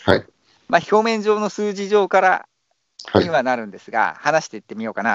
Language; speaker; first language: Japanese; native; Japanese